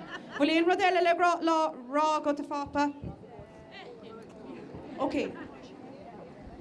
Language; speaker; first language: Irish; native; Irish